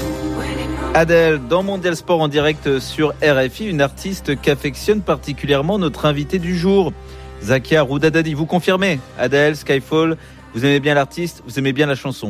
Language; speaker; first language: French; native; French